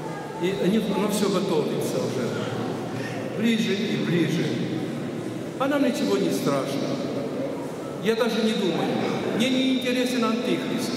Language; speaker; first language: Russian; non-native, local second language; Ukrainian